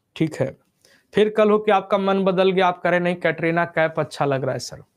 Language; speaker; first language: Hindi; native; Hindi